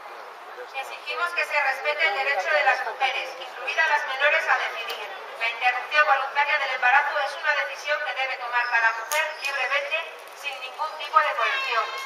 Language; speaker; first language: Spanish; native; Spanish